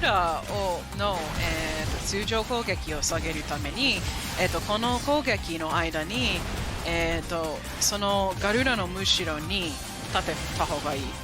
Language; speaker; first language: Japanese; non-native, fluent; English